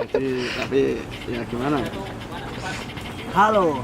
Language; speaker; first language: Indonesian; native; Indonesian